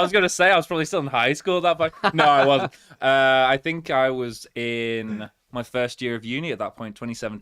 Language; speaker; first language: English; native; English